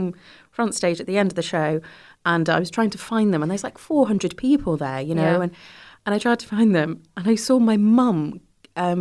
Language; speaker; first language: English; native; English